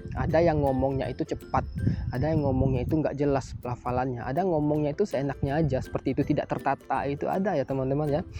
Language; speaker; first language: Indonesian; native; Indonesian